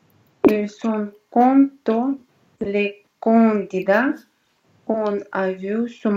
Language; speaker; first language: French; non-native, learner; Russian